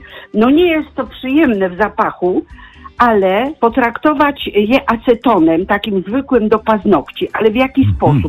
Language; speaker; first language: Polish; native; Polish